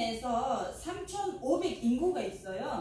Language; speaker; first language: Korean; non-native, learner; Uzbek